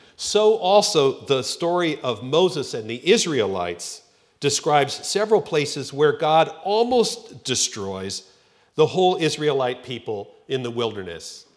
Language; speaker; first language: English; native; English